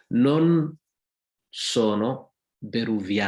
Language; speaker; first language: Italian; non-native, fluent; Somali